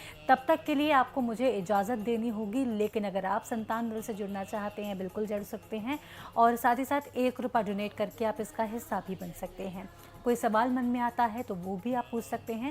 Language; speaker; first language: Hindi; native; Hindi